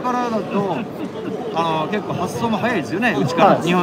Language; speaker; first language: Japanese; native; Japanese